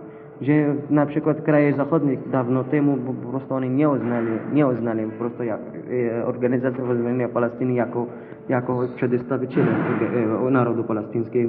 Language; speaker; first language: Polish; non-native, learner; Arabic